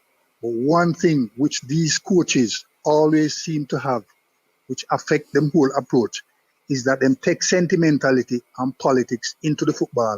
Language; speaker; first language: English; non-native, local second language; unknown